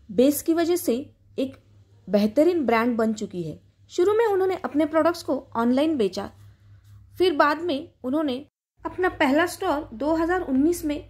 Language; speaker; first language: Hindi; non-native, local second language; Marathi